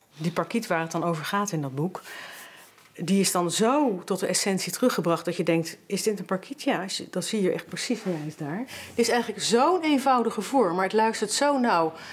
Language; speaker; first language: Dutch; native; Dutch